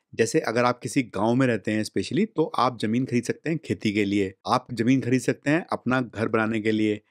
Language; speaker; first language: Hindi; native; Hindi